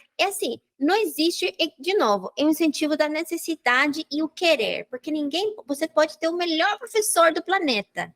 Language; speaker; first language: Portuguese; non-native, fluent; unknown